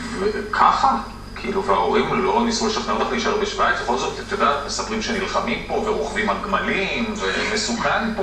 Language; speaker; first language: Hebrew; native; Hebrew